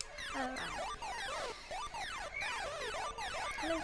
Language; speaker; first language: Welsh; non-native, local second language; English